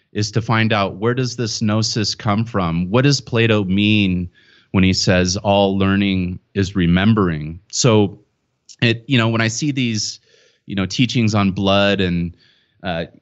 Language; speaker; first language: English; native; English